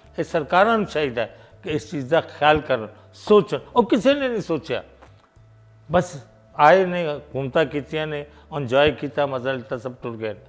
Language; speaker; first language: Punjabi; native; Punjabi